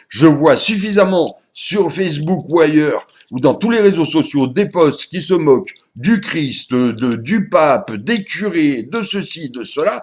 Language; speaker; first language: French; native; French